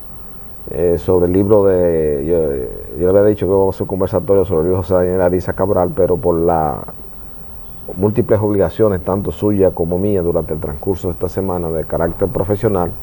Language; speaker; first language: Spanish; native; Spanish